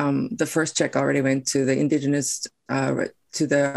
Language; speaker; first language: English; non-native, local second language; Afrikaans